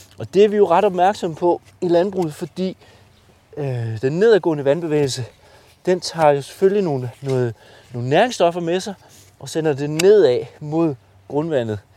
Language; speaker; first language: Danish; native; Danish